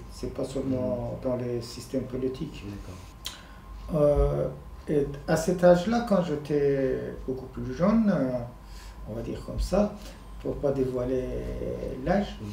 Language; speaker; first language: French; non-native, fluent; Persian